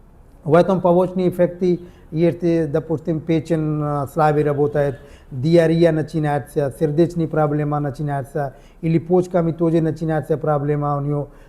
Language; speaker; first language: Russian; non-native, learner; Hindi